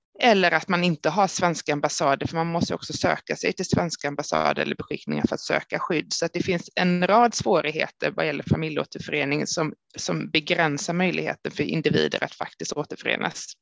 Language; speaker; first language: Swedish; native; Swedish